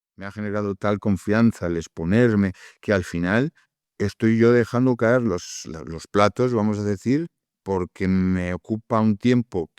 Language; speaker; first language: Spanish; native; Spanish